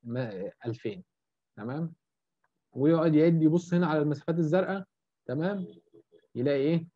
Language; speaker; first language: Arabic; native; Arabic